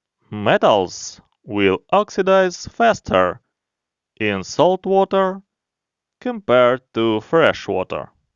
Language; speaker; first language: English; non-native, fluent; Ukrainian